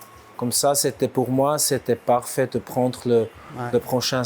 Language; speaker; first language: French; non-native, local second language; German